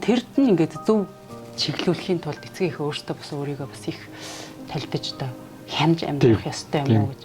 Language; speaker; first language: Mongolian; native; Mongolian